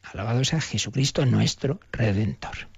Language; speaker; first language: Spanish; native; Spanish